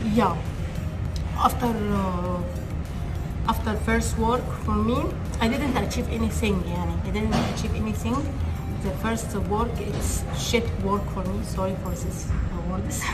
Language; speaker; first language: English; non-native, learner; Arabic